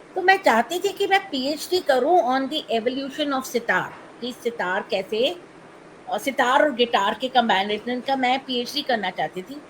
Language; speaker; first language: Hindi; non-native, local second language; Tamil